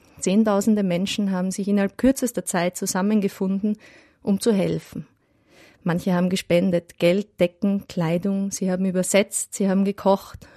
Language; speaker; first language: German; native; German